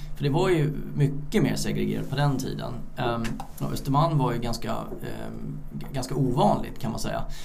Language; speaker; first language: Swedish; early bilingual, other home language; Turkish